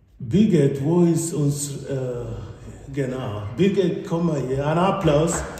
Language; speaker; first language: German; non-native, fluent; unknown